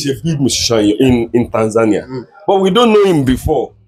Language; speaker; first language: English; non-native, local second language; Yoruba